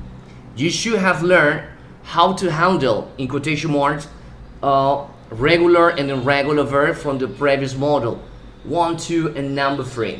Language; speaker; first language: English; non-native, fluent; Spanish